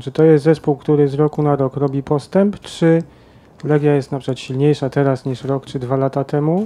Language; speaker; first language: Polish; native; Polish